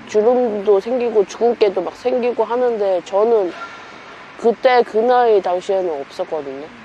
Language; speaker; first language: Korean; native; Korean